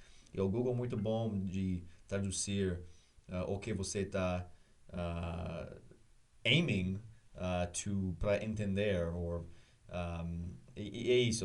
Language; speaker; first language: Portuguese; non-native, learner; English